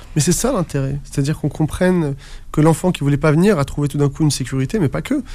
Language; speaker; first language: French; early bilingual, other home language; Arabic